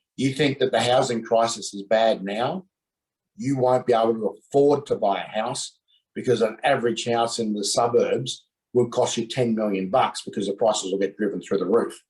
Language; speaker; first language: English; native; English